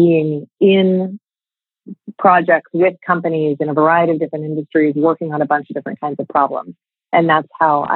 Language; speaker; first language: English; native; English